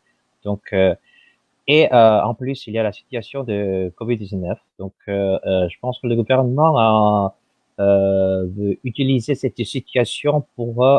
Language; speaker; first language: French; non-native, fluent; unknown